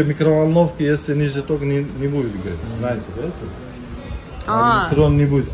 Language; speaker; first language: Russian; non-native, local second language; Uzbek